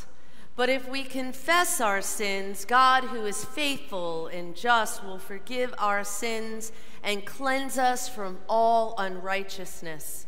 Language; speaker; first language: English; native; English